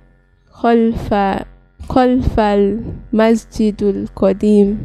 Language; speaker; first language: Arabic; non-native, learner; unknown